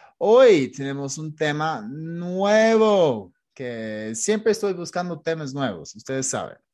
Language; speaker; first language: Spanish; non-native, fluent; English